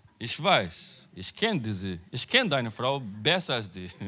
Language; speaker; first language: German; non-native, learner; Portuguese